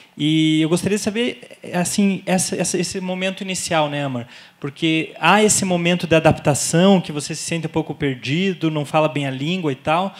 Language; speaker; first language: Portuguese; native; Portuguese